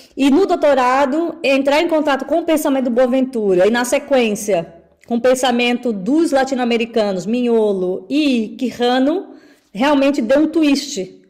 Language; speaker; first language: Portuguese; native; Portuguese